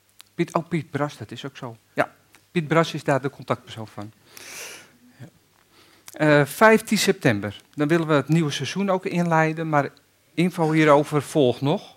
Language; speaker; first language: Dutch; native; Dutch